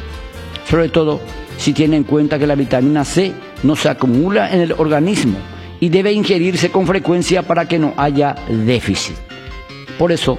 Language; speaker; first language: Spanish; native; Spanish